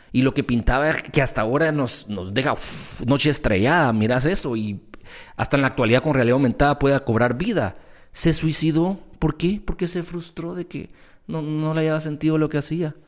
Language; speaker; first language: Spanish; native; Spanish